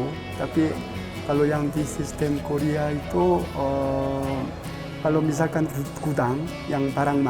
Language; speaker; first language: Indonesian; non-native, learner; Korean